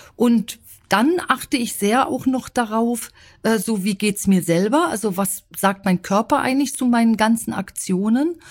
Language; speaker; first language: German; native; German